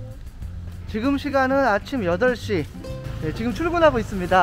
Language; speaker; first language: Korean; native; Korean